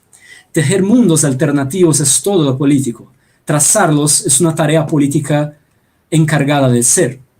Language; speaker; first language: Spanish; native; Spanish